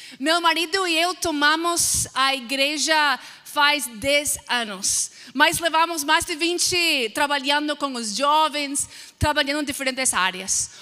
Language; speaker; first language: Portuguese; non-native, fluent; English